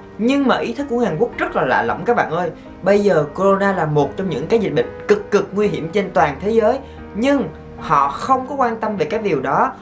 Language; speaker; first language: Vietnamese; native; Vietnamese